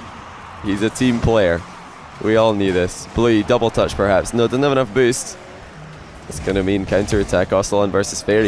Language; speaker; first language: English; native; English